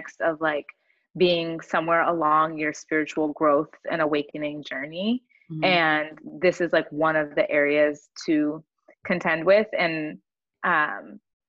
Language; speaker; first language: English; native; English